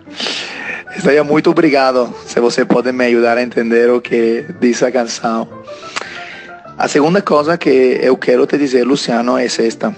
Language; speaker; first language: Portuguese; non-native, learner; Italian